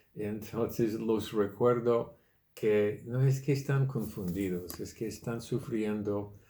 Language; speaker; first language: Spanish; non-native, fluent; English